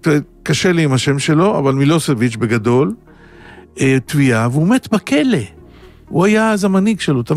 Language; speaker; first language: Hebrew; native; Hebrew